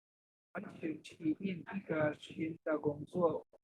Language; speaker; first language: Chinese; non-native, learner; Bangla